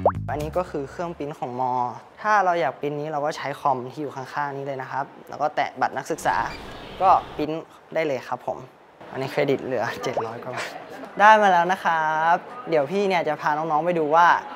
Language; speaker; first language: Thai; early bilingual, heritage; Thai